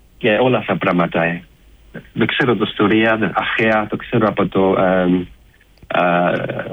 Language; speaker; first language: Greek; early bilingual, heritage; English